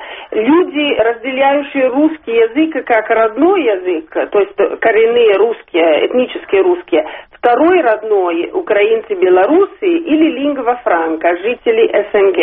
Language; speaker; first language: Russian; non-native, fluent; Italian